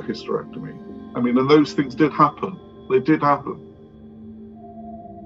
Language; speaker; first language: English; native; English